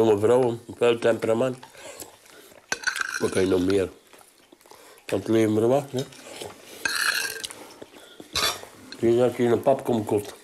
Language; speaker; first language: Dutch; native; Dutch